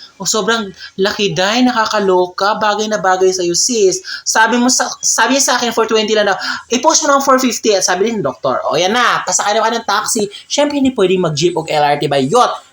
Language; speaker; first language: Filipino; non-native, local second language; Cebuano